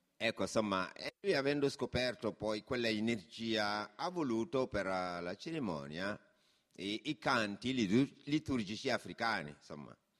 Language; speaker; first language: Italian; non-native, fluent; Wolof